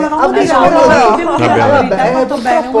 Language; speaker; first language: Italian; native; Italian